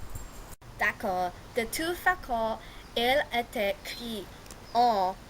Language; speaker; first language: French; non-native, learner; English